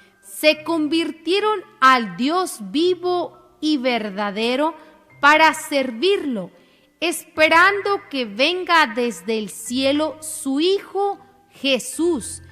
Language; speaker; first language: Spanish; native; Spanish